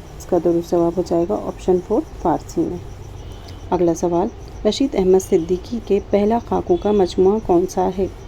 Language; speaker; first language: Urdu; native; Urdu